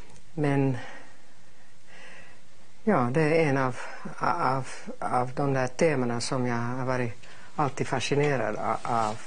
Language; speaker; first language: Swedish; non-native, fluent; English